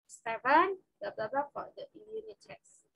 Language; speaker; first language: English; non-native, fluent; Indonesian